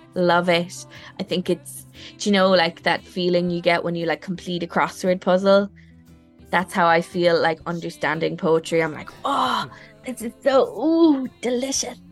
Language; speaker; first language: English; native; English